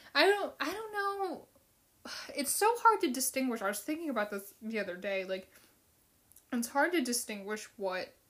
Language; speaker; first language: English; early bilingual, other home language; Filipino